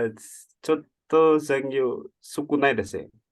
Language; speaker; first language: Japanese; non-native, learner; Indonesian